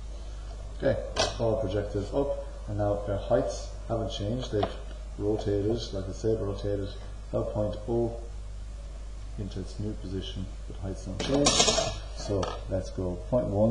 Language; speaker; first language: English; native; English